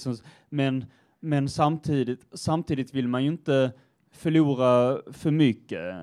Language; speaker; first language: Swedish; native; Swedish